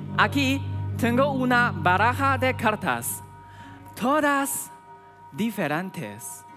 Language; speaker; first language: Spanish; non-native, learner; Chinese